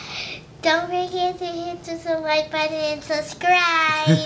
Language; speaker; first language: English; native; English